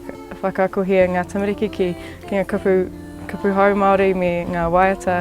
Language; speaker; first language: Māori; non-native, local second language; English